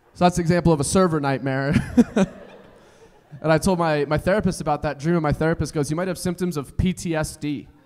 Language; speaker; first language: English; native; English